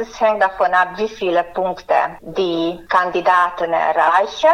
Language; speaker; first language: German; non-native, fluent; Hungarian